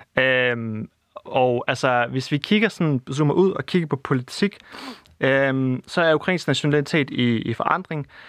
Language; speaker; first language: Danish; non-native, fluent; Russian